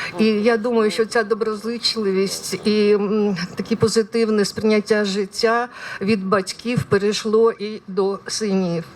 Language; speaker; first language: Ukrainian; native; Ukrainian